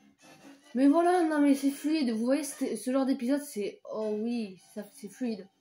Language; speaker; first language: French; native; French